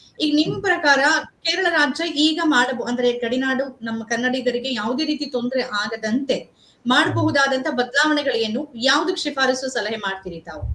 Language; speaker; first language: Kannada; native; Kannada